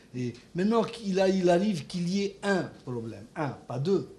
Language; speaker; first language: French; non-native, local second language; Arabic